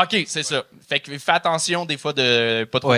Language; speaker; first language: French; native; French